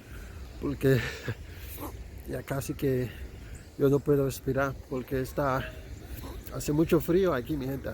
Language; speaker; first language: Spanish; non-native, fluent; Haitian Creole